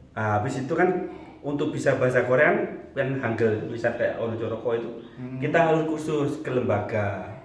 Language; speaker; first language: Indonesian; non-native, local second language; Javanese